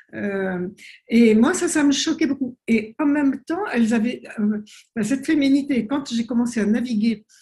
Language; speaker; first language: French; native; French